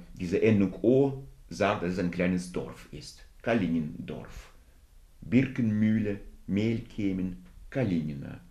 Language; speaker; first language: German; non-native, fluent; Russian